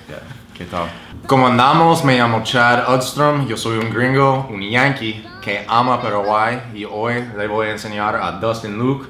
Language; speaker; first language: Spanish; non-native, fluent; English